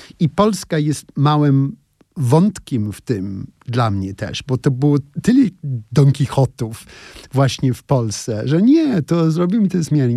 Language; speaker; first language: Polish; non-native, fluent; English